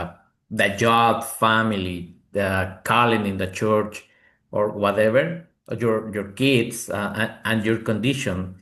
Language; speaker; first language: English; non-native, learner; Spanish